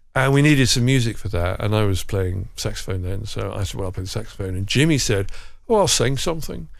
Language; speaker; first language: English; native; English